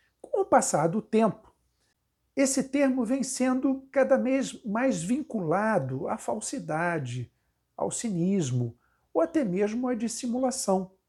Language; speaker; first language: Portuguese; native; Portuguese